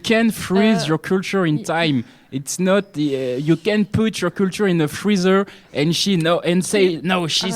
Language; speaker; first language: English; non-native, learner; French